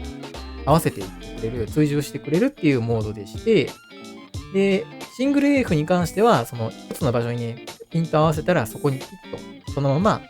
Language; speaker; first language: Japanese; native; Japanese